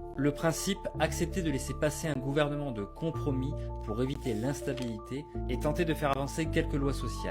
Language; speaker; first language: French; native; French